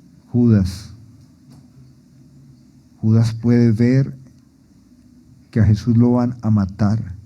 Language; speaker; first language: Spanish; native; Spanish